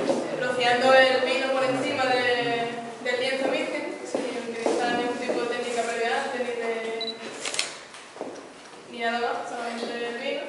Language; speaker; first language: Spanish; native; Spanish